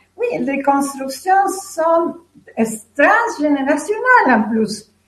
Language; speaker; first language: French; non-native, fluent; Spanish